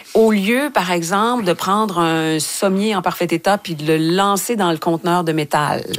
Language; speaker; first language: French; native; French